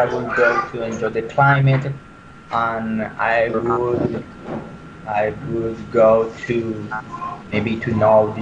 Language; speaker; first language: English; non-native, learner; Spanish